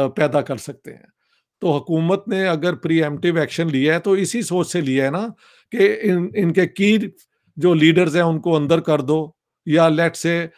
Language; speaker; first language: Urdu; non-native, local second language; Punjabi